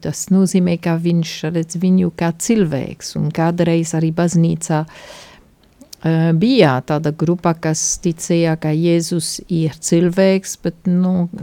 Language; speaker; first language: Latvian; non-native, fluent; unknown